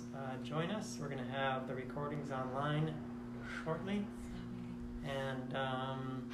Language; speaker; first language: English; native; English